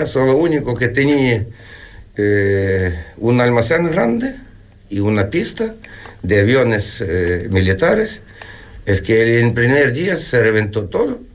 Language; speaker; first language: Spanish; non-native, learner; Ukrainian